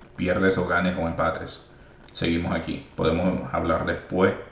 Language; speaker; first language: Spanish; early bilingual, heritage; Spanish